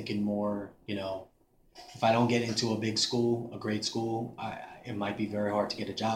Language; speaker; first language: English; native; English